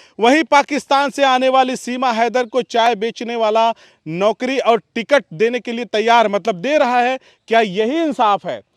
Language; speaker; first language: Hindi; native; Hindi